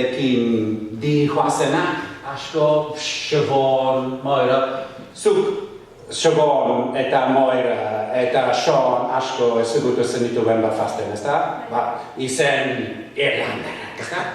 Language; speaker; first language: Basque; non-native, fluent; English